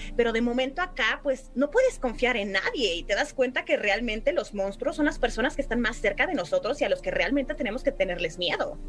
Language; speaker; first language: Spanish; native; Spanish